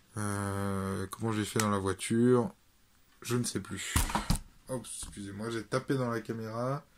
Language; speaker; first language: French; native; French